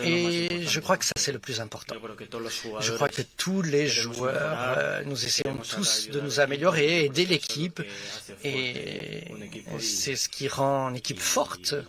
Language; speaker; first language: French; non-native, fluent; Spanish